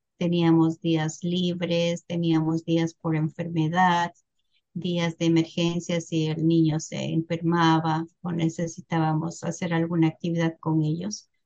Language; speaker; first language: Spanish; native; Spanish